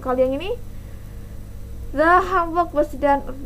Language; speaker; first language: English; non-native, fluent; Indonesian